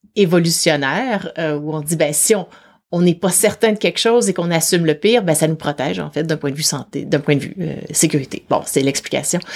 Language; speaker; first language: French; native; French